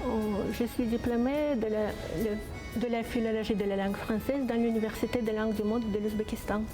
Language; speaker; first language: French; non-native, fluent; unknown